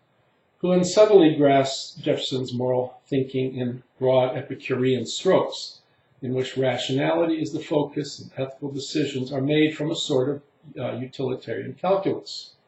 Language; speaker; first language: English; native; English